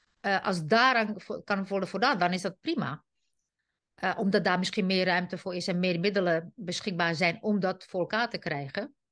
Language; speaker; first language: Dutch; non-native, fluent; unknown